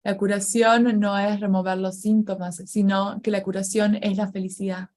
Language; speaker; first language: Spanish; native; Spanish